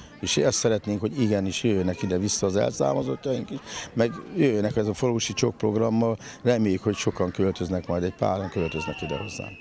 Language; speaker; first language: Hungarian; native; Hungarian